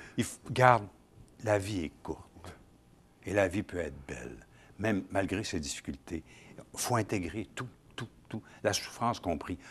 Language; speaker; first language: French; native; French